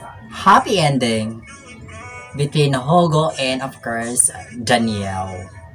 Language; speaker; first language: English; non-native, local second language; Filipino